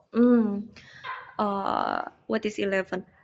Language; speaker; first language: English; non-native, learner; Indonesian